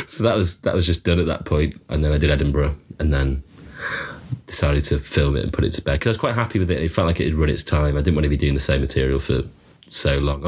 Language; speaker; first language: English; native; English